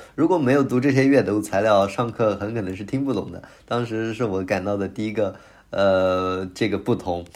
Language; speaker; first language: Chinese; native; Chinese